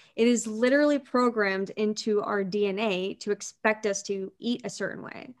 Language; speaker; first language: English; native; English